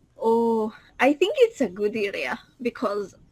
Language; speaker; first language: English; non-native, learner; Spanish